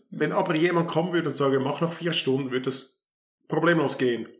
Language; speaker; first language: German; native; German